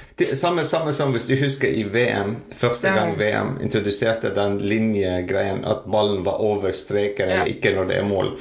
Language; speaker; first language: Norwegian; non-native, fluent; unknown